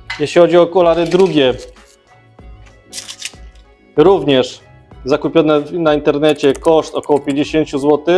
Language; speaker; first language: Polish; native; Polish